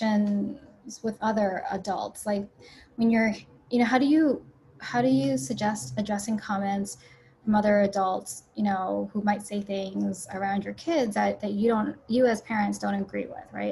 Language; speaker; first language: English; early bilingual, other home language; Cantonese